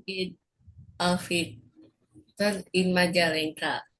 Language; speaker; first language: English; non-native, learner; Indonesian